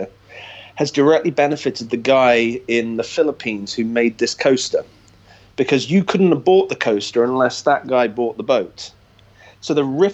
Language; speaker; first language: English; native; English